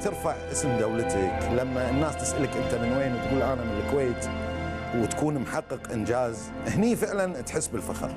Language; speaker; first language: Arabic; native; Arabic